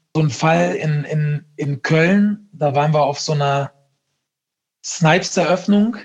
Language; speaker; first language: German; native; German